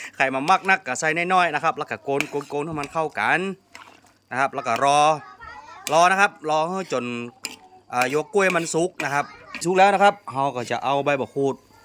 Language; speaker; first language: Thai; native; Thai